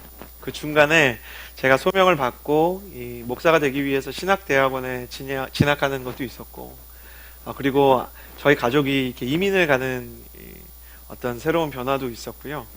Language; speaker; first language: Korean; native; Korean